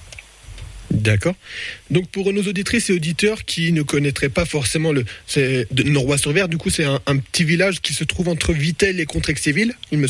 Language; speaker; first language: French; native; French